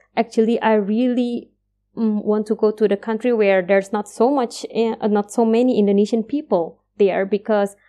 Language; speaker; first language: English; non-native, fluent; Indonesian